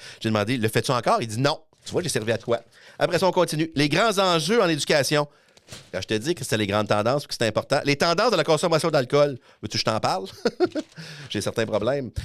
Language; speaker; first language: French; native; French